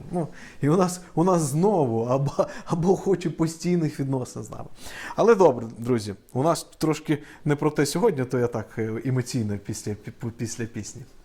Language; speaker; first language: Ukrainian; non-native, local second language; Russian